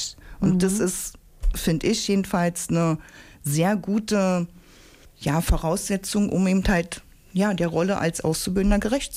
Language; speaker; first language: German; native; German